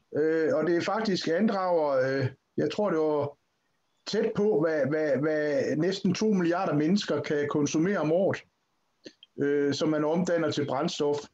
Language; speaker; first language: Danish; native; Danish